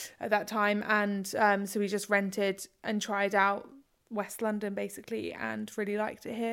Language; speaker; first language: English; native; English